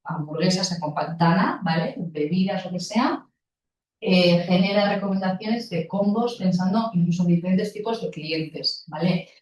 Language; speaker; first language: Spanish; non-native, local second language; Basque